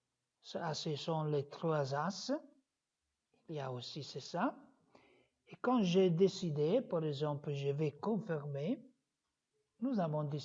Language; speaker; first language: French; non-native, fluent; Italian